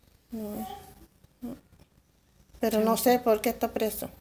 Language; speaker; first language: Spanish; non-native, local second language; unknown